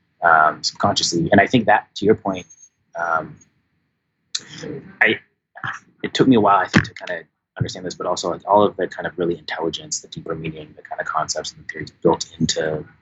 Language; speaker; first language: English; native; English